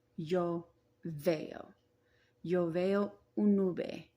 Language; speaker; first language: Spanish; non-native, learner; English